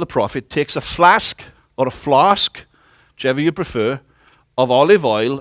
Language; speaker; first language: English; native; English